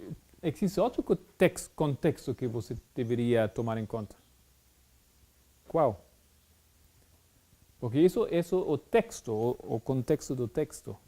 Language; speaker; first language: Portuguese; non-native, fluent; Spanish